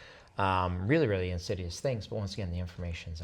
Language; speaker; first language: English; native; English